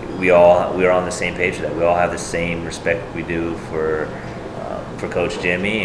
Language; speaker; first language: English; native; English